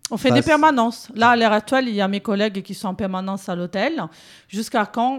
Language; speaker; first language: French; native; French